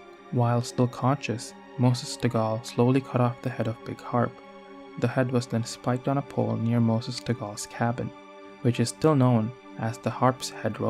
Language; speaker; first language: English; native; English